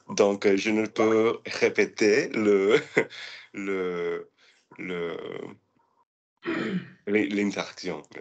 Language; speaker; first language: French; non-native, learner; English